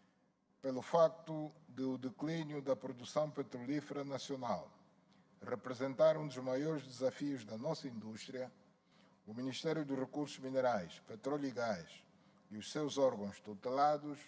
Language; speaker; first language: Portuguese; native; Portuguese